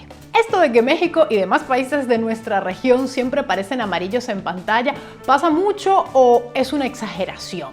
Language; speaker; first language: Spanish; native; Spanish